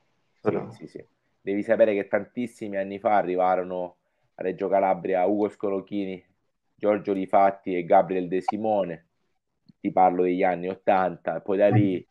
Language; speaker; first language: Italian; native; Italian